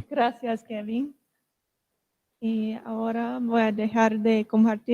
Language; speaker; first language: Spanish; non-native, fluent; English